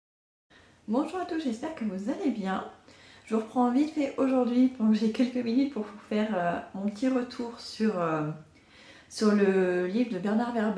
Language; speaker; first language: French; native; French